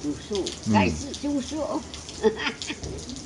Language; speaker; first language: Chinese; non-native, local second language; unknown